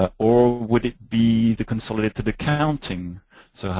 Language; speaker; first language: English; native; English